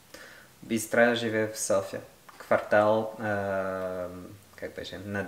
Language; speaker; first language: Bulgarian; non-native, learner; French